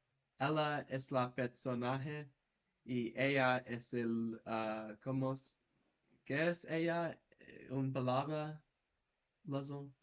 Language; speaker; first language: Spanish; non-native, learner; English